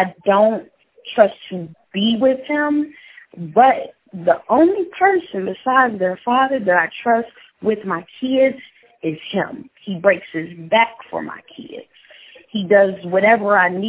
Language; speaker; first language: English; native; English